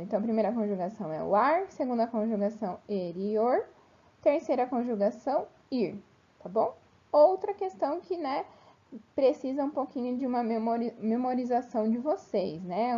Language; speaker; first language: Portuguese; native; Portuguese